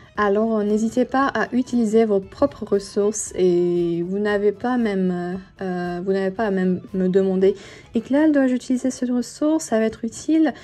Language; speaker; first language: French; non-native, fluent; Turkish